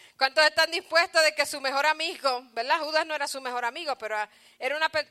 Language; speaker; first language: Spanish; early bilingual, heritage; Spanish